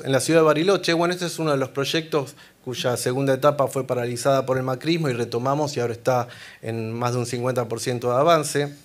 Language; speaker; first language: Spanish; native; Spanish